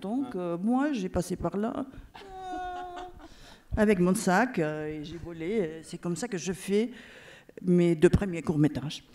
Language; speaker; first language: French; non-native, fluent; Catalan